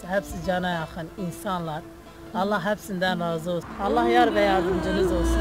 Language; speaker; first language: Turkish; non-native, local second language; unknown